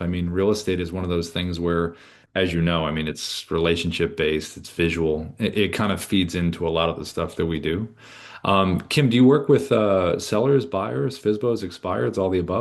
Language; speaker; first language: English; native; English